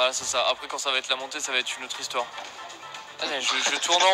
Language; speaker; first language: French; native; French